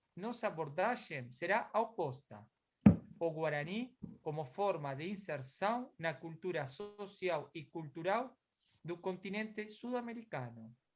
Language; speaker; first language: Portuguese; non-native, fluent; Spanish